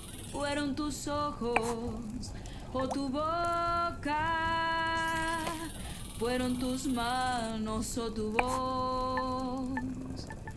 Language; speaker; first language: Spanish; native; Spanish